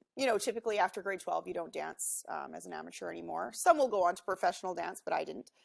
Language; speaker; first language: English; native; English